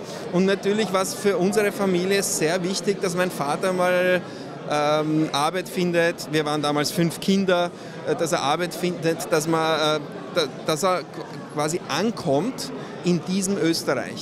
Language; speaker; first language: German; early bilingual, other home language; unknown